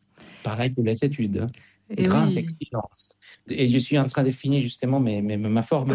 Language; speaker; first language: French; non-native, fluent; Spanish